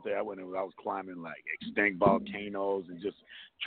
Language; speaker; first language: English; native; English